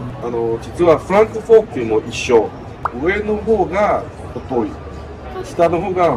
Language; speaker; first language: Japanese; non-native, learner; Chinese